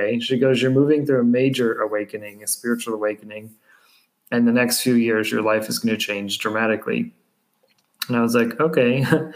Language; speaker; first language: English; native; English